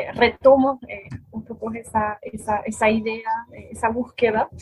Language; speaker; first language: Spanish; non-native, fluent; French